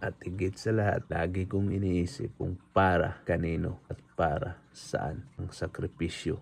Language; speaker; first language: Filipino; non-native, local second language; Cebuano